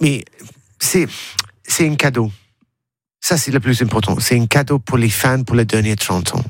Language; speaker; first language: French; non-native, learner; English